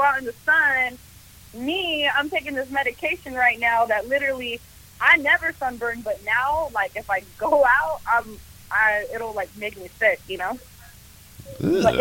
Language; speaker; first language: English; early bilingual, other home language; Spanish